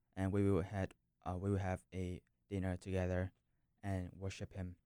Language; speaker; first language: English; non-native, fluent; Vietnamese